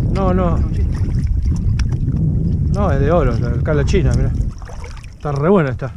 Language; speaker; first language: Spanish; native; Spanish